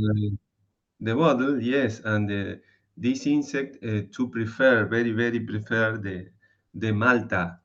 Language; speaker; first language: English; non-native, learner; Spanish